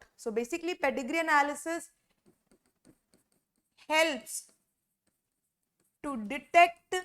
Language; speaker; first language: English; non-native, local second language; Hindi